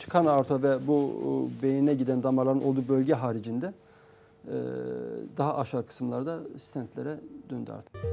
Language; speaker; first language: Turkish; native; Turkish